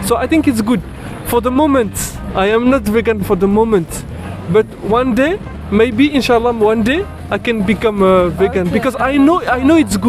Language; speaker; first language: English; non-native, fluent; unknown